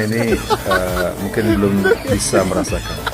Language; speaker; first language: Indonesian; native; Indonesian